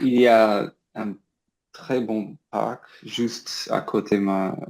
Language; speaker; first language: French; non-native, learner; English